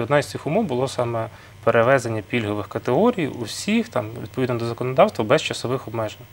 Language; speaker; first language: Ukrainian; native; Ukrainian